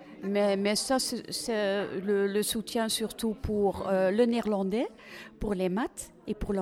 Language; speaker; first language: French; non-native, fluent; Dutch